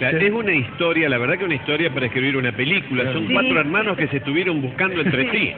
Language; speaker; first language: Spanish; native; Spanish